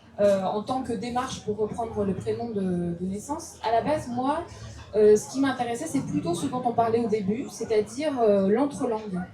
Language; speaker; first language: French; early bilingual, other home language; Russian